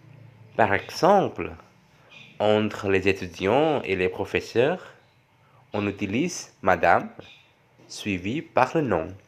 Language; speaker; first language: French; non-native, fluent; Javanese